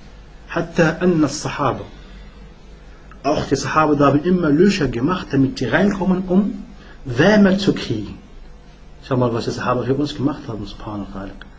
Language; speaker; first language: German; non-native, learner; Arabic